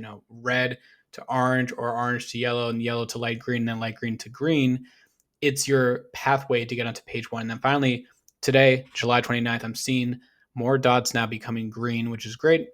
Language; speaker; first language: English; native; English